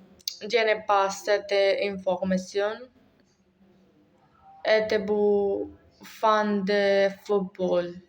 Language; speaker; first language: French; non-native, learner; Spanish